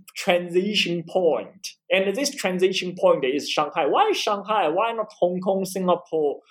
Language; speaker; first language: English; non-native, fluent; Chinese